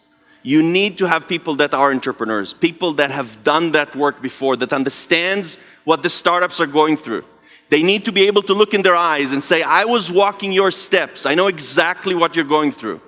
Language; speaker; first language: English; non-native, fluent; Hebrew